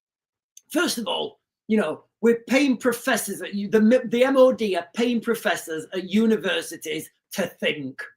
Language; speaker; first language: English; native; English